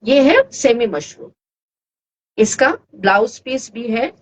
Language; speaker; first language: Hindi; non-native, local second language; Bangla